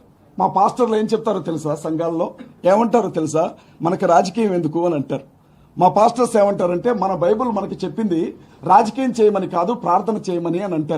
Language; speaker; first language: Telugu; native; Telugu